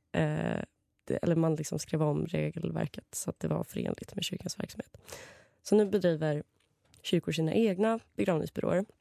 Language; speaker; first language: Swedish; native; Swedish